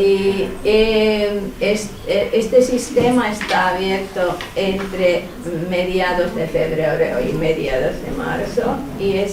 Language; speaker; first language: Spanish; non-native, fluent; Finnish